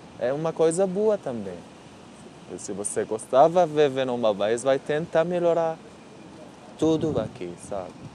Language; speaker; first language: Portuguese; non-native, learner; Arabic